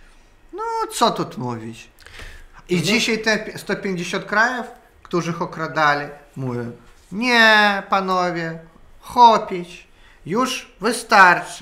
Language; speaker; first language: Polish; non-native, learner; Russian